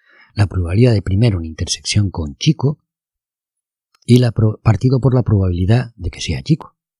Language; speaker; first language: Spanish; native; Spanish